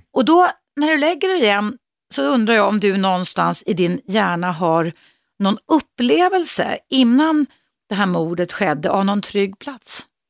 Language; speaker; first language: Swedish; native; Swedish